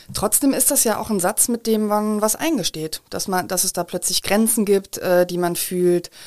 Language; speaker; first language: German; native; German